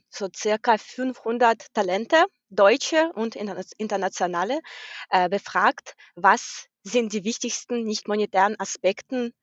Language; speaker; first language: German; non-native, fluent; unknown